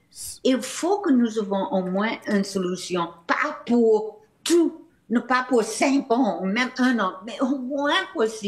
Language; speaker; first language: French; non-native, fluent; English